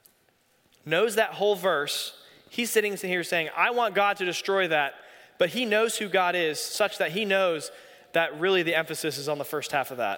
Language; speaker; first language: English; native; English